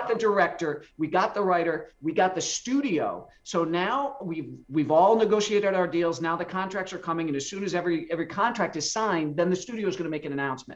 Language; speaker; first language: English; native; English